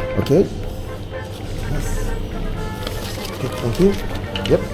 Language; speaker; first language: English; non-native, learner; Korean